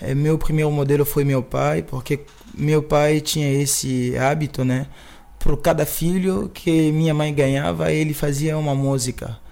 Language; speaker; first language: Portuguese; non-native, fluent; Lingala